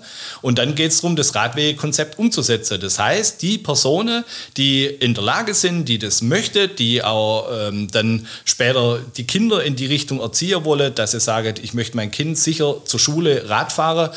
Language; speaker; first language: German; native; German